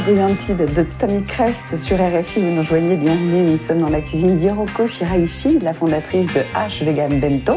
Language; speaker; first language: French; native; French